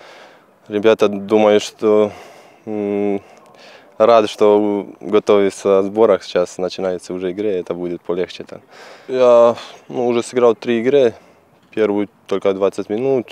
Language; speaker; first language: Russian; non-native, learner; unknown